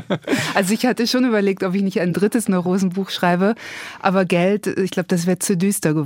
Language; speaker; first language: German; native; German